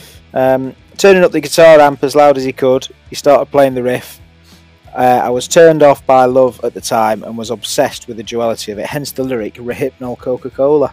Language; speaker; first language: English; native; English